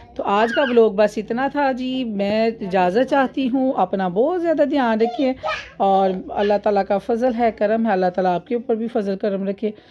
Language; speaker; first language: Urdu; non-native, local second language; Punjabi